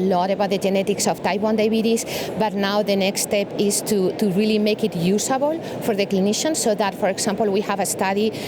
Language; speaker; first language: English; non-native, fluent; Spanish